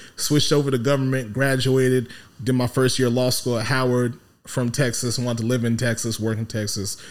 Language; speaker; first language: English; early bilingual, other home language; Yoruba